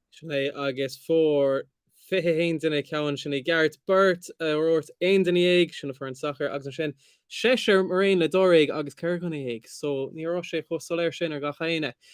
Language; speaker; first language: Irish; non-native, local second language; English